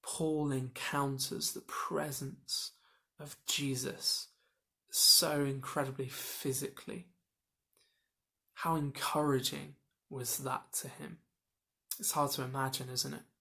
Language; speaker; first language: English; native; English